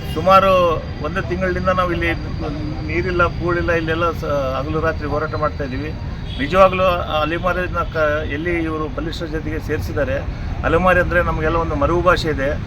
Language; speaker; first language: Kannada; native; Kannada